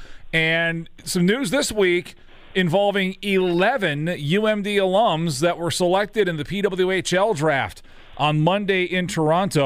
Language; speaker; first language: English; native; English